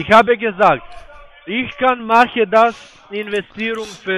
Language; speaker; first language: German; non-native, learner; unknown